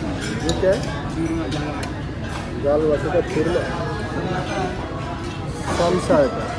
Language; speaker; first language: Russian; non-native, learner; Marathi